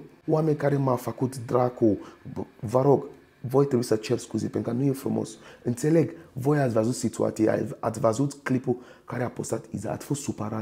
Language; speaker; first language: Romanian; non-native, fluent; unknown